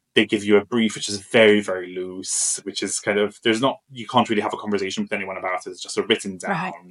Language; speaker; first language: English; non-native, fluent; Maltese